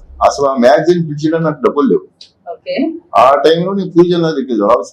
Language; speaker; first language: Telugu; native; Telugu